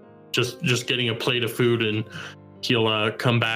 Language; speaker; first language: English; native; English